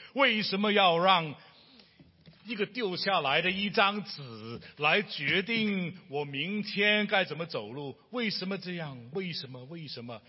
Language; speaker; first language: Chinese; non-native, local second language; Cantonese